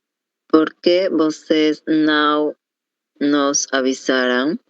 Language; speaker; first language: Portuguese; non-native, learner; Spanish